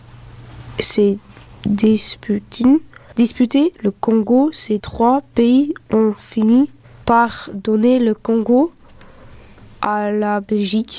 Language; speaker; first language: French; early bilingual, other home language; Dutch